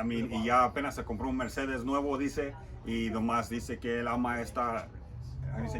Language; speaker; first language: Spanish; early bilingual, heritage; Spanish